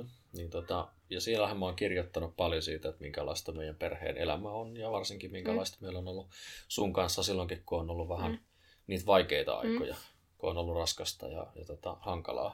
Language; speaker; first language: Finnish; native; Finnish